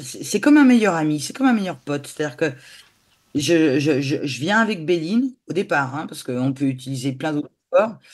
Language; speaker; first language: French; native; French